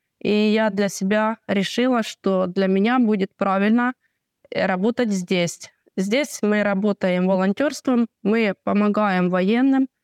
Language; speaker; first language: Russian; non-native, local second language; Ukrainian